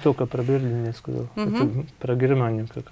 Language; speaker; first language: Russian; non-native, fluent; German